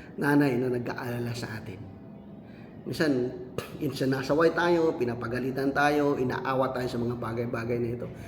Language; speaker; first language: Filipino; non-native, local second language; Cebuano